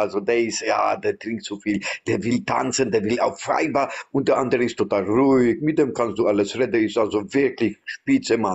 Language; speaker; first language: German; non-native, learner; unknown